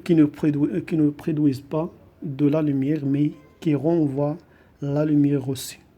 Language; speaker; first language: French; non-native, local second language; Arabic